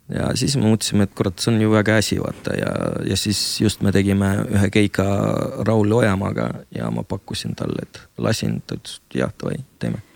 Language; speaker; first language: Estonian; non-native, local second language; Russian